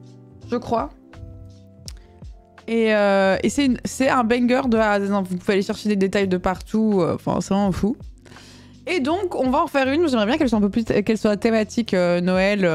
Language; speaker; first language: French; native; French